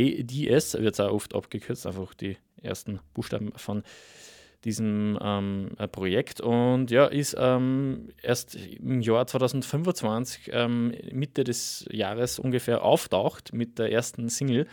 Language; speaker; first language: German; native; German